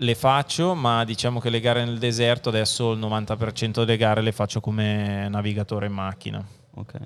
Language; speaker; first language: Italian; native; Italian